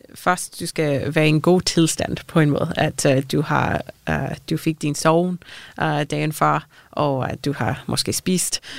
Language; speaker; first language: Danish; non-native, fluent; English